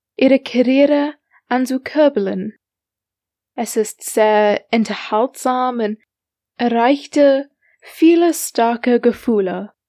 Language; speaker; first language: German; non-native, learner; English